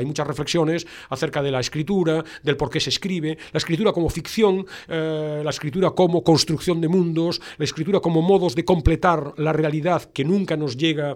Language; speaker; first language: Spanish; native; Spanish